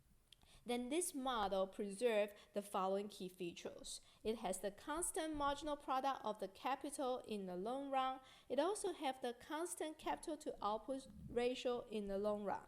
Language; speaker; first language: English; non-native, fluent; Chinese